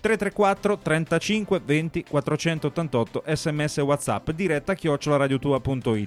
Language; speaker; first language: Italian; native; Italian